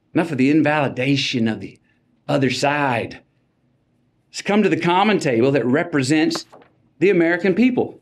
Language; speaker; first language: English; native; English